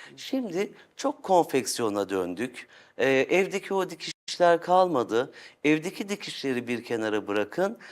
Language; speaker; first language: Turkish; native; Turkish